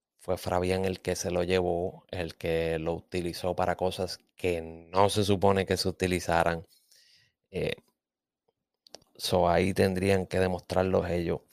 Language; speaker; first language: Spanish; native; Spanish